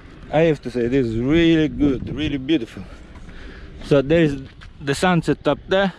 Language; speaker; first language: English; non-native, fluent; Italian